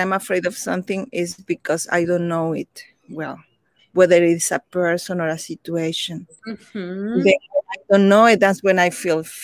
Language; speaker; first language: English; non-native, fluent; Spanish